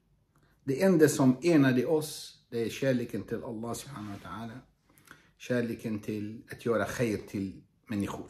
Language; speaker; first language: Swedish; non-native, fluent; Arabic